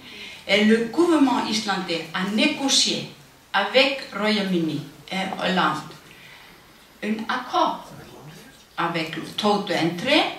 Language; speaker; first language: French; non-native, learner; Icelandic